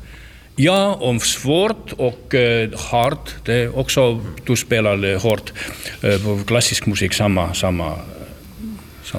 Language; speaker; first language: Swedish; non-native, learner; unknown